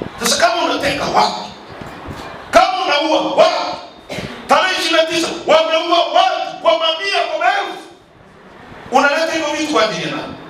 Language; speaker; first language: Swahili; native; Swahili